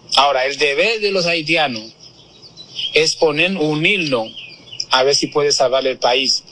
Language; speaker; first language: Spanish; non-native, fluent; Haitian Creole